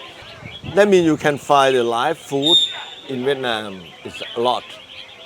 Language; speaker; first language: English; non-native, learner; Thai